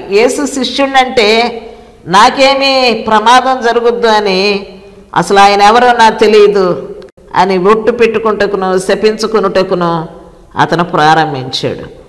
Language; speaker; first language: Telugu; native; Telugu